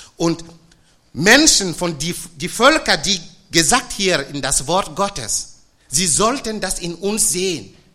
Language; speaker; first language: German; non-native, fluent; French